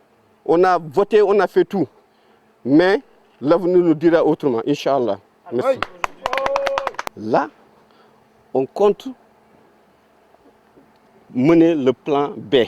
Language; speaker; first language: French; non-native, local second language; Fula